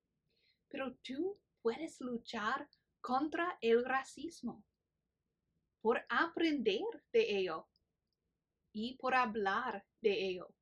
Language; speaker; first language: Spanish; non-native, fluent; English